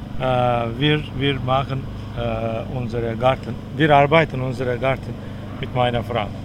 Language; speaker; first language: German; non-native, learner; Turkish